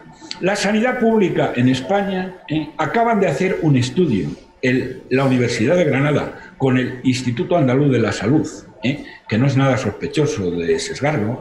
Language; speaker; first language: Spanish; native; Spanish